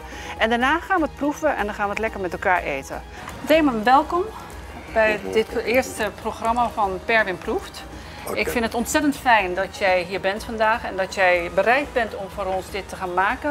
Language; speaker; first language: Dutch; native; Dutch